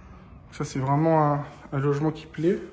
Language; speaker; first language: French; native; French